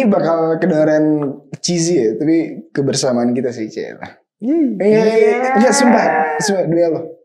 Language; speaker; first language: Indonesian; native; Indonesian